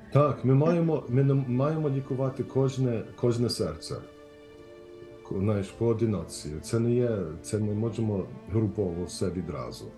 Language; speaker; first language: Ukrainian; early bilingual, heritage; Ukrainian